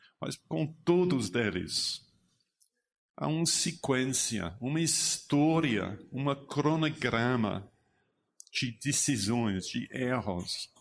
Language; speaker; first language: Portuguese; non-native, learner; English